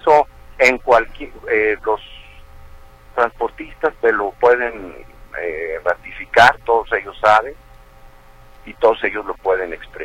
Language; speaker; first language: Spanish; native; Spanish